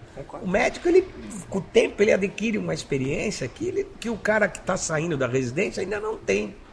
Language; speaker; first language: Portuguese; native; Portuguese